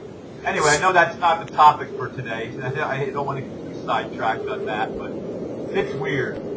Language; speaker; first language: English; native; English